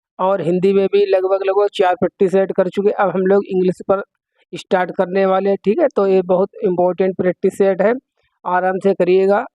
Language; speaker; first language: Hindi; native; Hindi